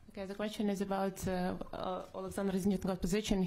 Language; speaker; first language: English; non-native, fluent; Ukrainian